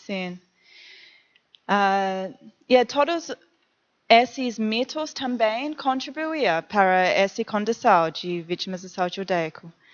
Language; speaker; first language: Portuguese; non-native, learner; English